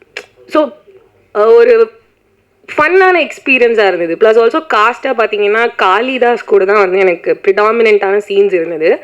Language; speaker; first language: Tamil; native; Tamil